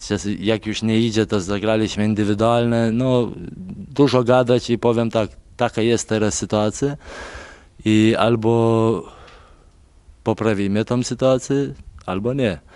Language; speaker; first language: Polish; non-native, fluent; Lithuanian